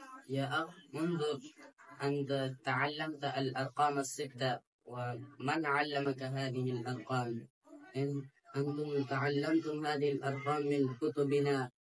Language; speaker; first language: Arabic; non-native, learner; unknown